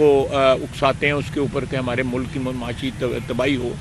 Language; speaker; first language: Urdu; non-native, local second language; Punjabi